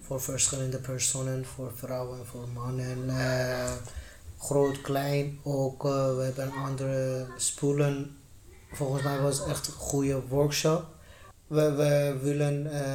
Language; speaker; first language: Dutch; non-native, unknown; Persian